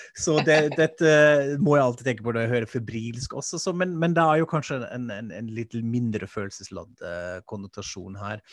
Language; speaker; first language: Norwegian; non-native, fluent; German